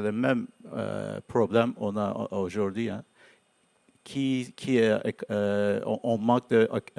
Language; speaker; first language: French; non-native, learner; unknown